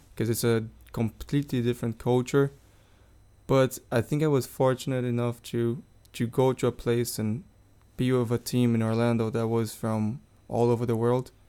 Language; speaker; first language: English; non-native, fluent; Portuguese